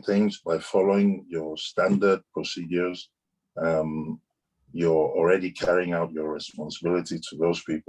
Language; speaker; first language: English; non-native, local second language; Yoruba